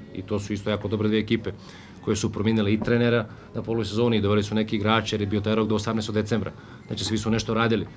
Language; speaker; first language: Serbian; native; Serbian